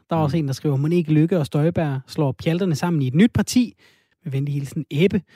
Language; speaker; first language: Danish; native; Danish